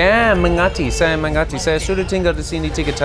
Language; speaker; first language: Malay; non-native, learner; English